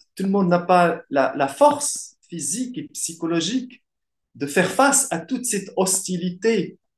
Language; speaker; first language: French; non-native, local second language; Arabic